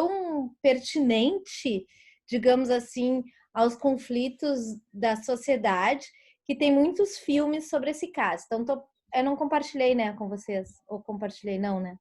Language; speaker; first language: Portuguese; native; Portuguese